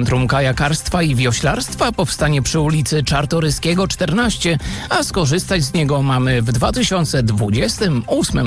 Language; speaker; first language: Polish; native; Polish